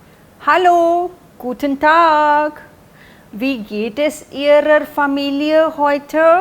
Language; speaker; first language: German; non-native, fluent; Hindi